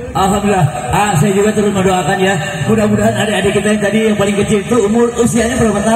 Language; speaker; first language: Indonesian; non-native, local second language; Sundanese